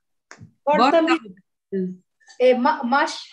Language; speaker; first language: English; non-native, learner; Bangla